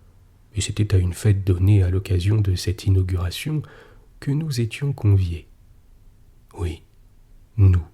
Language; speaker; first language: French; native; French